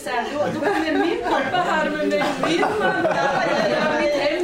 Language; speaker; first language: Swedish; non-native, fluent; Kurdish